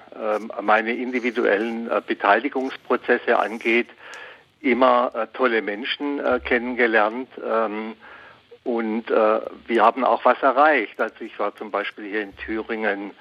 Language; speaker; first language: German; non-native, fluent; Spanish